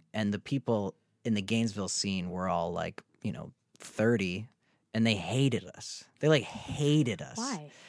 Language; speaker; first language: English; native; English